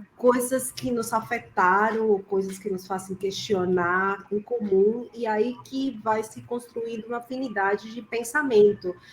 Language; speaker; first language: Portuguese; non-native, fluent; Spanish